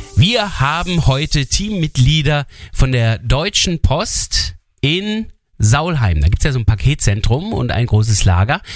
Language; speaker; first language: German; native; German